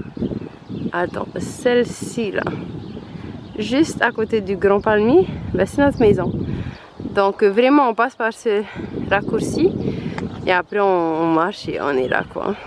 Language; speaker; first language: French; native; French